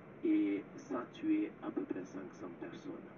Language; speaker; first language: French; non-native, fluent; Hungarian